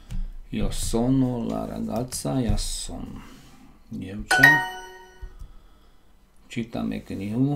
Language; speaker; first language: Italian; non-native, learner; Slovak